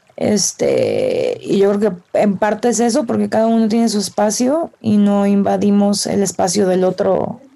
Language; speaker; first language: Spanish; native; Spanish